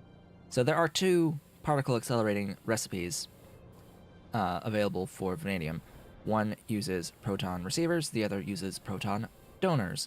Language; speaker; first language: English; native; English